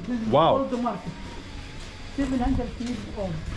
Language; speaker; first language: English; non-native, learner; Arabic